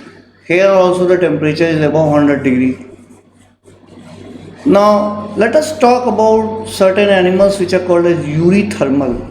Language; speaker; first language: English; non-native, local second language; Hindi